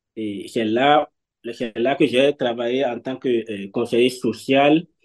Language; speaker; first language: French; non-native, local second language; Fon